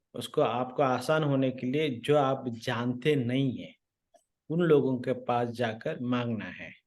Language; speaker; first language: Hindi; non-native, local second language; Marathi